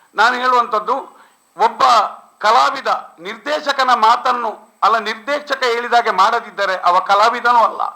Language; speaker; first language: Kannada; non-native, local second language; Tulu